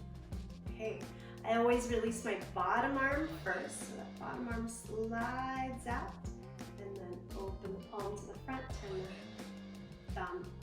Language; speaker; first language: English; native; English